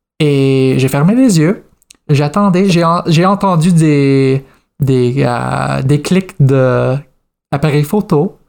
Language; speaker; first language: French; non-native, fluent; English